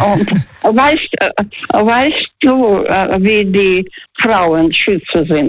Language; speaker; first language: German; early bilingual, heritage; Russian